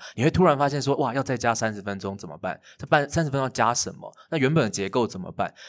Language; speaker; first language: Chinese; native; Chinese